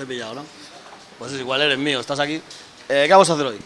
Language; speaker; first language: Spanish; native; Spanish